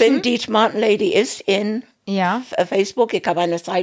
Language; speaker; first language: German; non-native, fluent; English